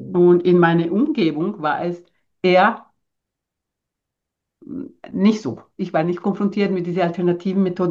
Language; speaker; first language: German; non-native, fluent; Spanish